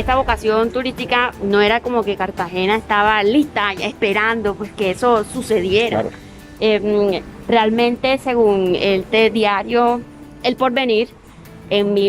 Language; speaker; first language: Spanish; native; Spanish